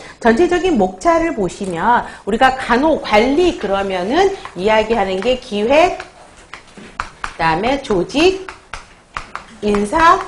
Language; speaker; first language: Korean; native; Korean